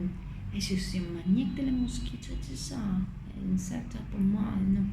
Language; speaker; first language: French; non-native, fluent; Spanish